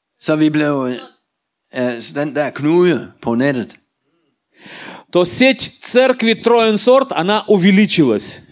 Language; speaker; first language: Danish; non-native, learner; Russian